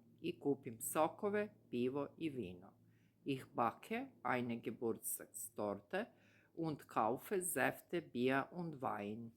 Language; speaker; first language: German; non-native, fluent; Serbian